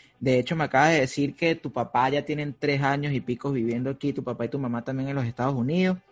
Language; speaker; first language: Spanish; native; Spanish